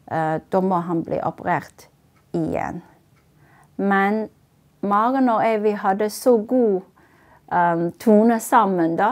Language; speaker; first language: Norwegian; non-native, fluent; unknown